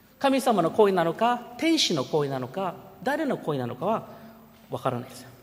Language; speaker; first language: Japanese; early bilingual, heritage; Japanese